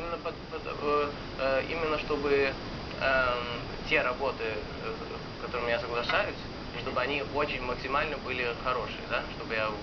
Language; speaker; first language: Russian; early bilingual, heritage; Russian